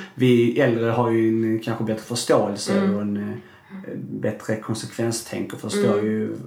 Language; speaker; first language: Swedish; native; Swedish